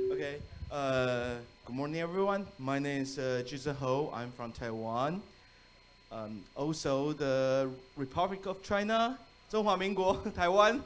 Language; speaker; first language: English; non-native, fluent; Chinese